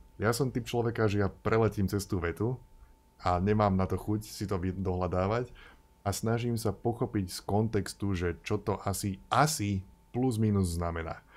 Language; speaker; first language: Slovak; native; Slovak